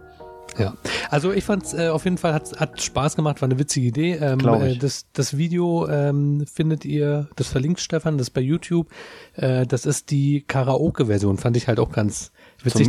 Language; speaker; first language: German; native; German